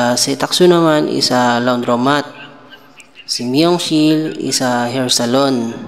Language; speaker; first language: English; non-native, local second language; Filipino